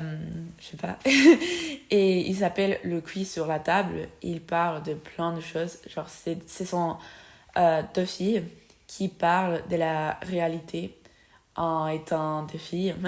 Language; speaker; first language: French; non-native, fluent; Spanish